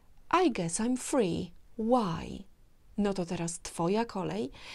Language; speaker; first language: English; non-native, fluent; Polish